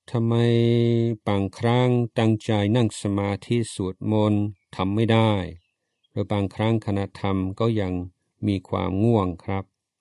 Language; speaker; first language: Thai; non-native, fluent; English